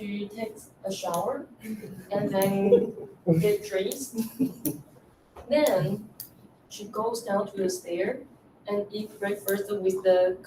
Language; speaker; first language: English; non-native, learner; Chinese